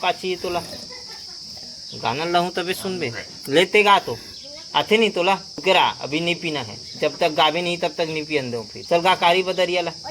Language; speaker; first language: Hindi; non-native, local second language; Chhattisgarhi